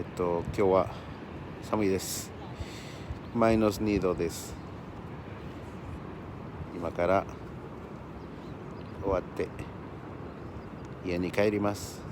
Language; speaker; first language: Japanese; non-native, learner; Spanish